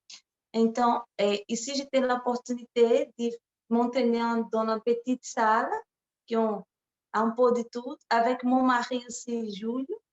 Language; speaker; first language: French; non-native, learner; Portuguese